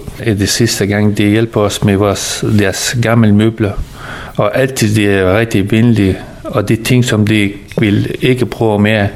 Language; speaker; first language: Danish; early bilingual, other home language; Persian